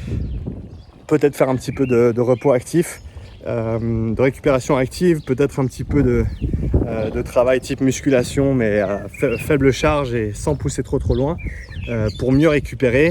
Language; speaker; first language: French; native; French